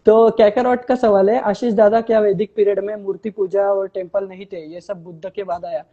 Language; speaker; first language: Hindi; non-native, local second language; Marathi